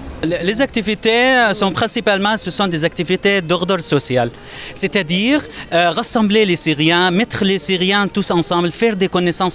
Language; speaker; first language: French; non-native, fluent; Arabic